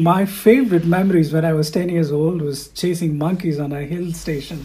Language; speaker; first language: English; non-native, local second language; Tamil